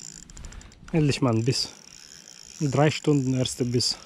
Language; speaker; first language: German; non-native, fluent; Russian